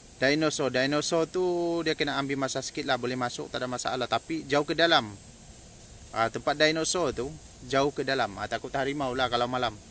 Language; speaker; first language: Malay; native; Malay